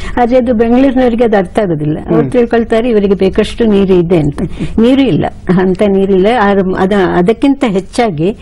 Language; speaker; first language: Kannada; native; Kannada